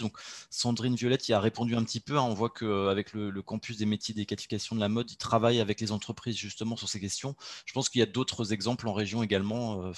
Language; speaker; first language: French; native; French